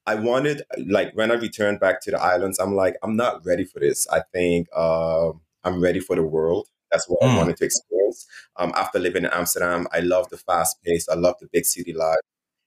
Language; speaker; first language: English; non-native, fluent; Dutch